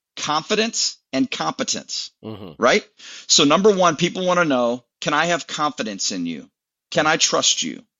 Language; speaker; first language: English; native; English